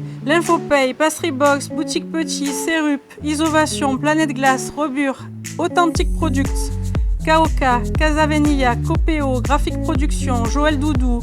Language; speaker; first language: French; native; French